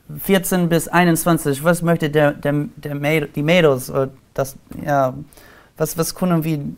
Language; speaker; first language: German; non-native, learner; English